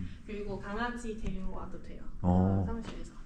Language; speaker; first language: Korean; non-native, fluent; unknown